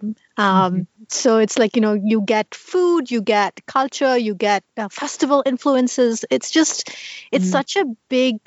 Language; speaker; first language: English; non-native, local second language; Tamil